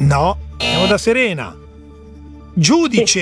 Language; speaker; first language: Italian; native; Italian